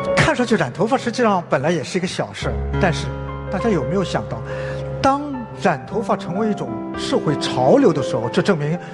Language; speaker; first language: Chinese; native; Chinese